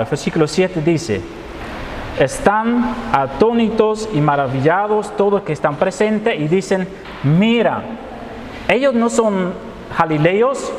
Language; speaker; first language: Spanish; non-native, fluent; Dutch